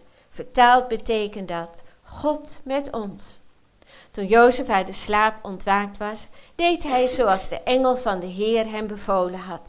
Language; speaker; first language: Dutch; native; Dutch